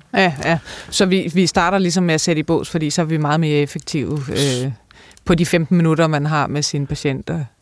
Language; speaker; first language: Danish; native; Danish